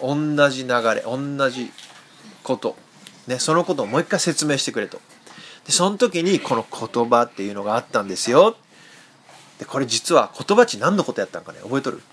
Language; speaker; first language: Japanese; native; Japanese